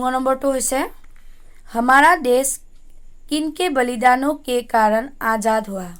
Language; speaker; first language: Hindi; non-native, local second language; Assamese